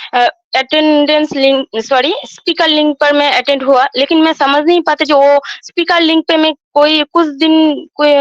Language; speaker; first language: Hindi; non-native, local second language; Bangla